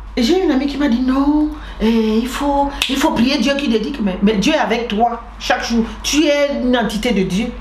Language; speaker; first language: French; non-native, local second language; Basaa